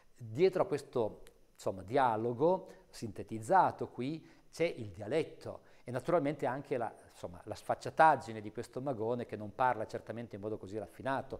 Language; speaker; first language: Italian; native; Italian